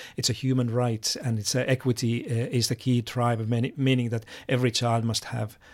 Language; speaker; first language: English; non-native, fluent; Finnish